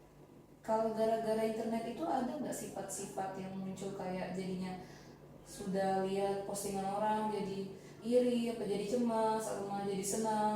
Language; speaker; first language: Indonesian; native; Indonesian